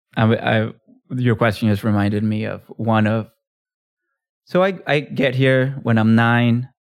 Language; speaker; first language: English; early bilingual, other home language; Spanish